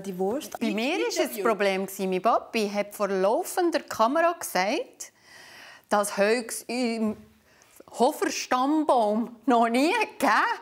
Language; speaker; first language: German; native; German